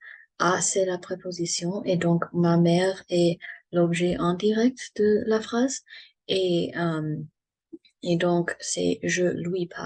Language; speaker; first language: French; non-native, learner; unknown